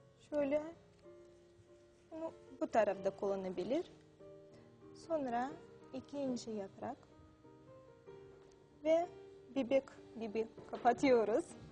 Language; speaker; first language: Turkish; non-native, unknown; Russian